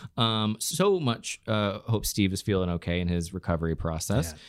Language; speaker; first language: English; native; English